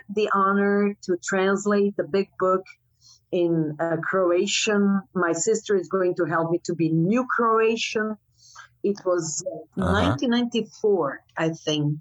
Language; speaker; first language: English; non-native, fluent; Croatian